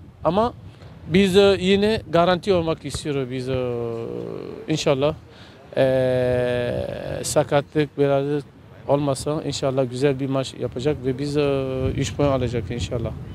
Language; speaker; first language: Turkish; non-native, learner; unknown